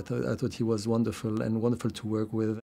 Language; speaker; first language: English; non-native, fluent; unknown